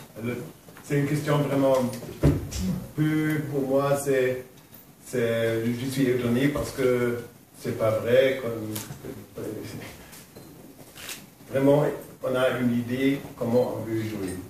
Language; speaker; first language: French; non-native, fluent; German